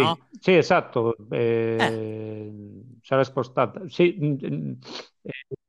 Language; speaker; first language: Italian; non-native, fluent; Spanish